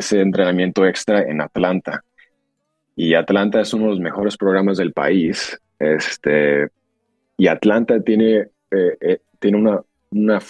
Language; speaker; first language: Spanish; early bilingual, heritage; Spanish